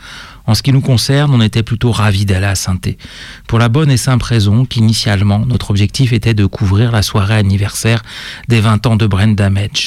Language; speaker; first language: French; native; French